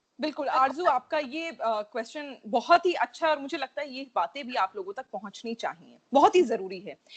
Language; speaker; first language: Hindi; native; Hindi